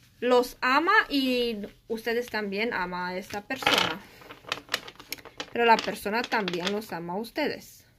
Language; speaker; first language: Spanish; non-native, learner; Romanian